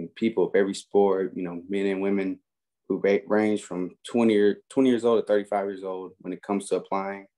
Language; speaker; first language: English; native; English